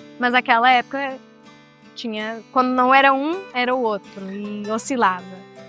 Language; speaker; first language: Portuguese; non-native, fluent; Spanish